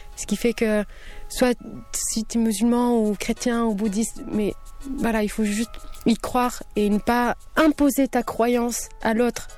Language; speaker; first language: French; non-native, local second language; Kabyle